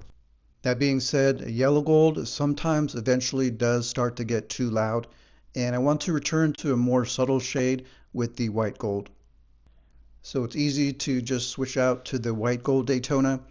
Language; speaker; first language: English; native; English